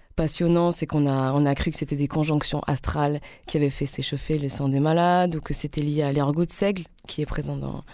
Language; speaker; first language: French; native; French